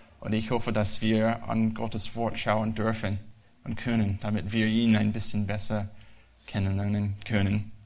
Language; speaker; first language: German; non-native, learner; English